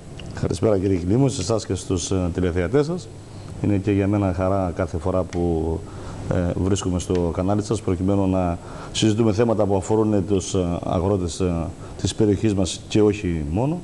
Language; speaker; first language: Greek; native; Greek